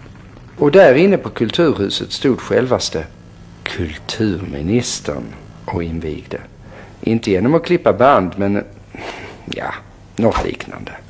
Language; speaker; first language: Swedish; native; Swedish